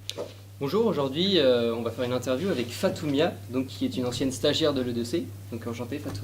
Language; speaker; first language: French; native; French